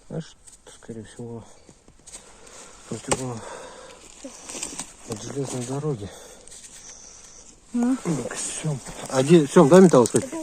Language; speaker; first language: Russian; native; Russian